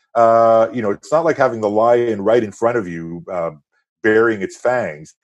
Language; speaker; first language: English; non-native, fluent; French